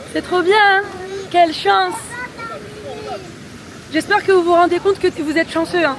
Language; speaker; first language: French; native; French